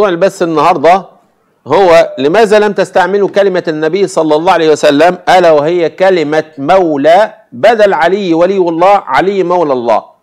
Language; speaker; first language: Arabic; native; Arabic